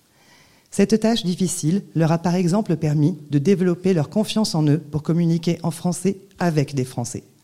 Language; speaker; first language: French; native; French